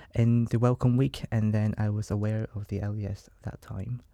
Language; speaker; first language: English; non-native, local second language; Cantonese